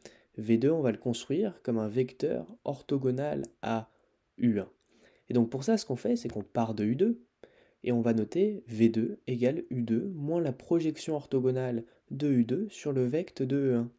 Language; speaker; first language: French; native; French